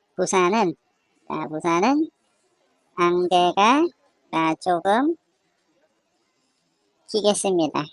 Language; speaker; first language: Korean; non-native, fluent; Khmer